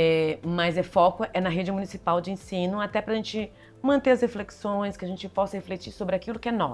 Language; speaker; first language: Portuguese; native; Portuguese